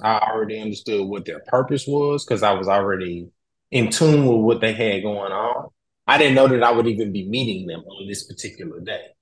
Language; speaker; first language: English; native; English